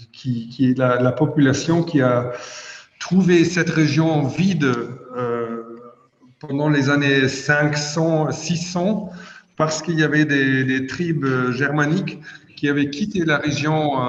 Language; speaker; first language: French; non-native, fluent; German